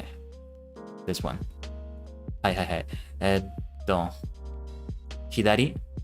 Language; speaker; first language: Japanese; non-native, learner; English